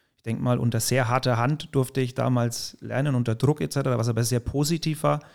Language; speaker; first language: German; native; German